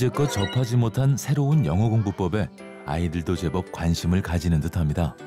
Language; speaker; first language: Korean; native; Korean